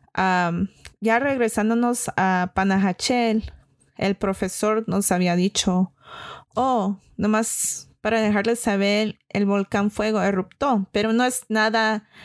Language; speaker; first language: Spanish; early bilingual, heritage; Spanish